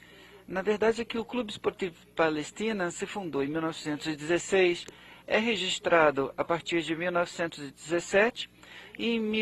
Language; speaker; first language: Portuguese; non-native, fluent; Spanish